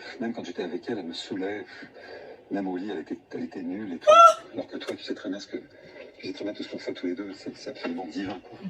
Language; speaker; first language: French; native; French